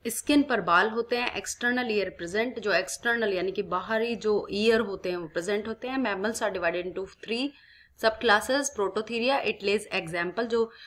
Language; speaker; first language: Hindi; native; Hindi